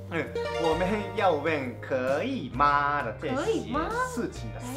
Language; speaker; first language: Chinese; non-native, fluent; Japanese